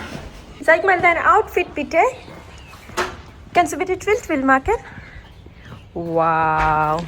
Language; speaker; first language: German; non-native, learner; Telugu